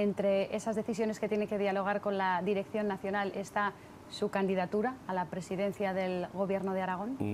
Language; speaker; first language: Spanish; native; Spanish